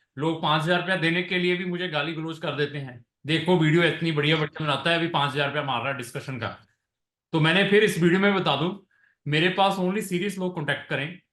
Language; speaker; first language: Hindi; non-native, local second language; Punjabi